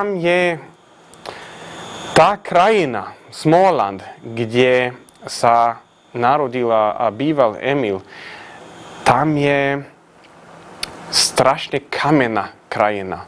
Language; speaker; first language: Slovak; non-native, fluent; Swedish